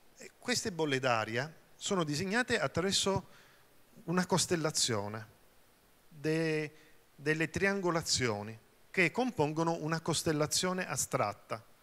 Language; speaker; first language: Italian; native; Italian